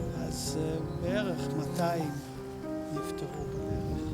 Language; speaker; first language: Hebrew; non-native, fluent; Dutch